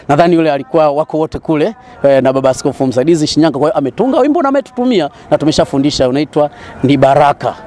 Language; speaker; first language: Swahili; native; Swahili